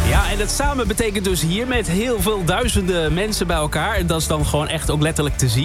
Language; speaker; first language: Dutch; native; Dutch